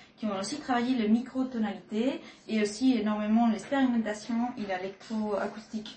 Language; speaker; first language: French; non-native, fluent; Spanish